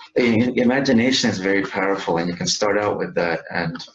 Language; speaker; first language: English; native; English